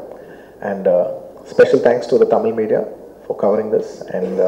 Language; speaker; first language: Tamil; non-native, local second language; Telugu